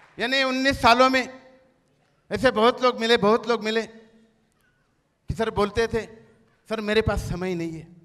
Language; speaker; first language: Hindi; non-native, local second language; Marathi